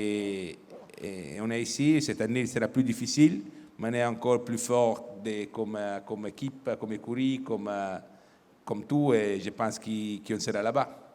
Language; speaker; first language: French; non-native, fluent; Italian